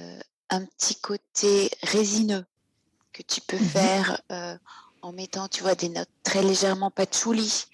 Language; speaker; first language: French; native; French